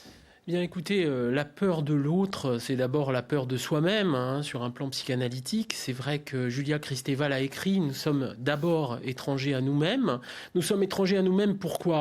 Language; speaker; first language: French; native; French